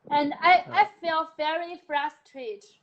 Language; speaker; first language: English; non-native, learner; Chinese